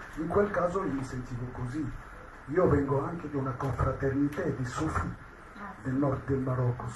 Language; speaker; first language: Italian; non-native, fluent; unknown